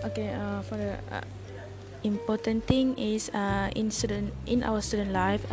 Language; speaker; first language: English; non-native, learner; Malay